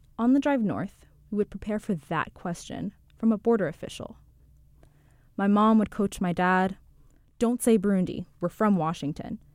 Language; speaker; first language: English; early bilingual, other home language; Rundi